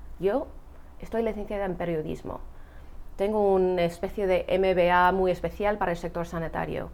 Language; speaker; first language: Spanish; non-native, fluent; English